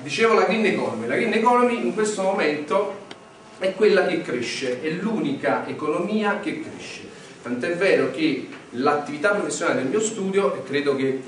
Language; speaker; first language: Italian; native; Italian